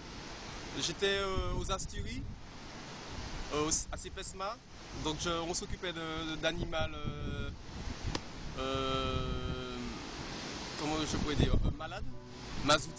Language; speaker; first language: French; native; French